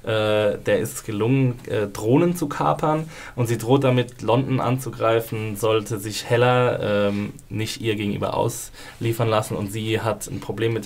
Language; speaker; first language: German; native; German